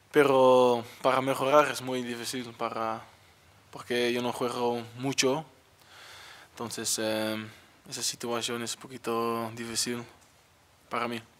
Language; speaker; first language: Spanish; non-native, learner; Dutch